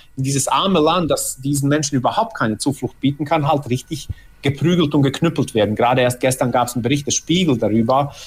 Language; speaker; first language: German; early bilingual, other home language; Bosnian